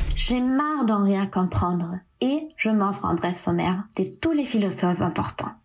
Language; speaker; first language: French; non-native, fluent; German